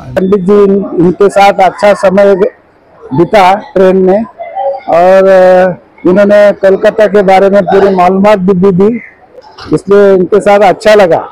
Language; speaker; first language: Hindi; non-native, local second language; Marathi